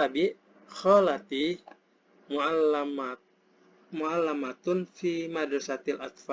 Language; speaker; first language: Arabic; non-native, fluent; Indonesian